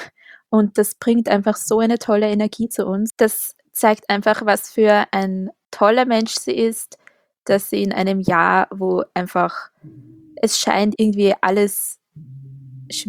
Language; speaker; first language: German; native; German